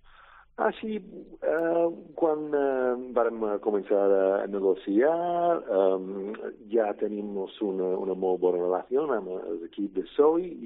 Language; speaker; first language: Catalan; non-native, learner; English